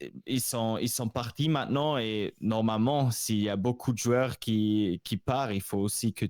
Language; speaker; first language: French; non-native, local second language; Swiss German